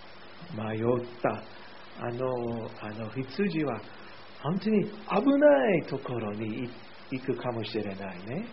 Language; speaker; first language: Japanese; non-native, fluent; English